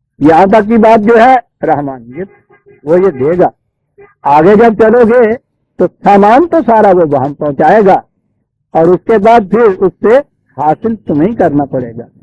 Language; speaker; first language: Urdu; non-native, local second language; Punjabi